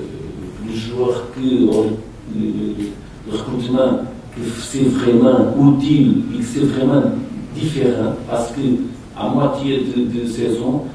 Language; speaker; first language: French; non-native, fluent; Portuguese